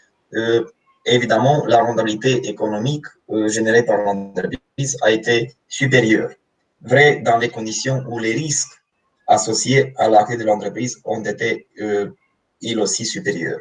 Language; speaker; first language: French; non-native, fluent; Romanian